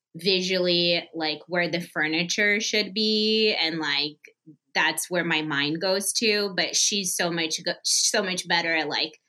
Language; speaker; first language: English; early bilingual, other home language; Portuguese